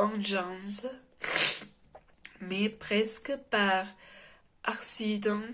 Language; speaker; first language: French; non-native, learner; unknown